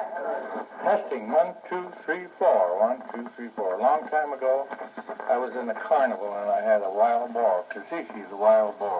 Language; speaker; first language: English; native; English